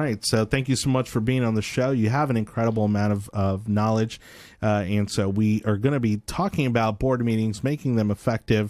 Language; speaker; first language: English; native; English